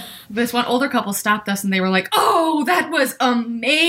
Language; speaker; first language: English; native; English